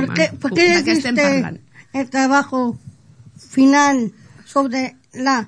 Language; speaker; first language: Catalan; non-native, local second language; Spanish